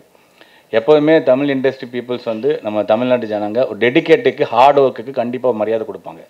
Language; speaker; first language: Tamil; native; Tamil